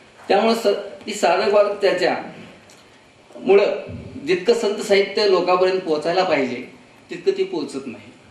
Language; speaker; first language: Marathi; non-native, local second language; Kannada